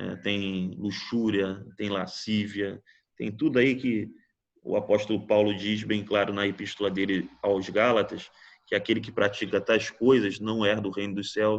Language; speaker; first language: Portuguese; native; Portuguese